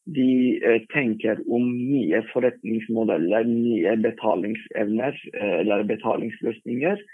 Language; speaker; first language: Norwegian; non-native, fluent; Turkish